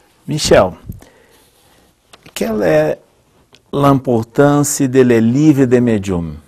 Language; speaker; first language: French; non-native, learner; Portuguese